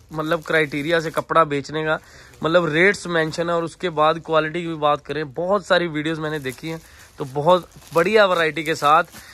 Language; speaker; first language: Hindi; non-native, local second language; Punjabi